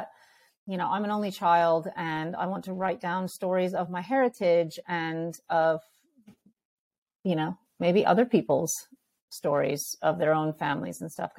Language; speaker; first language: English; early bilingual, other home language; Ukrainian